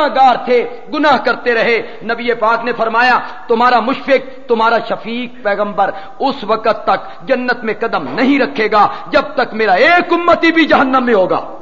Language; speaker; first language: Urdu; non-native, local second language; Punjabi